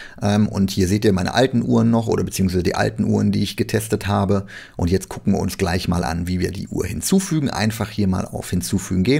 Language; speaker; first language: German; native; German